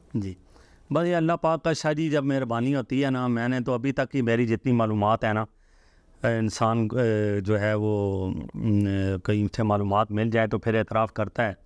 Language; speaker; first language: Urdu; non-native, local second language; Northern Hindko